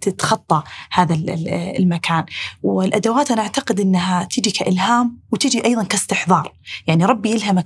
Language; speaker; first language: Arabic; native; Arabic